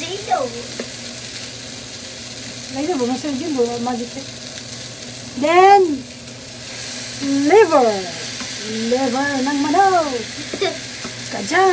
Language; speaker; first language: Japanese; non-native, learner; Cebuano